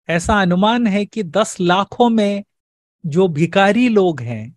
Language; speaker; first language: Hindi; native; Hindi